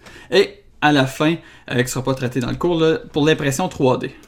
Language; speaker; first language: French; native; French